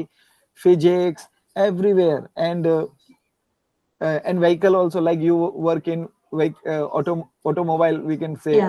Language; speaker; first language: English; non-native, learner; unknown